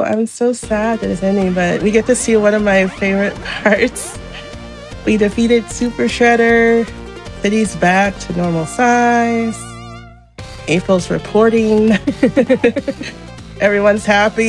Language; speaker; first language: English; native; English